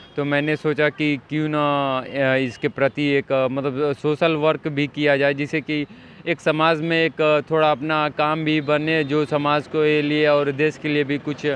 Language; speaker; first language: Hindi; native; Hindi